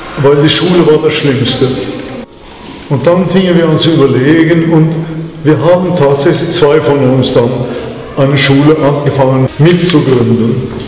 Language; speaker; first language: German; non-native, fluent; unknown